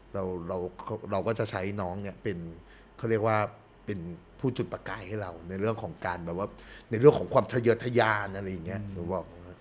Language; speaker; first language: Thai; early bilingual, heritage; Thai